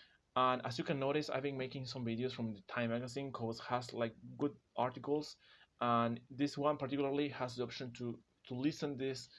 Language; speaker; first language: English; non-native, fluent; Spanish